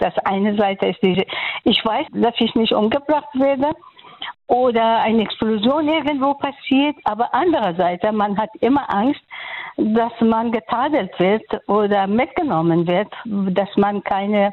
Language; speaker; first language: German; non-native, fluent; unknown